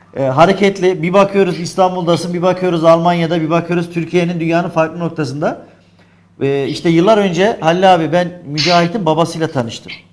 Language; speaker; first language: Turkish; native; Turkish